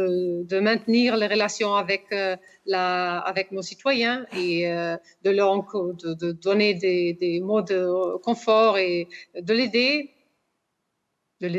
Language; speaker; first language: French; non-native, fluent; Portuguese